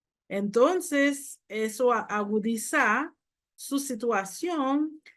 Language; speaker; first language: Spanish; non-native, fluent; Haitian Creole